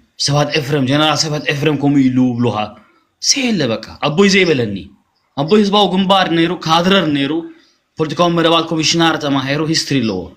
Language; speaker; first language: Tigrinya; early bilingual, heritage; Tigrinya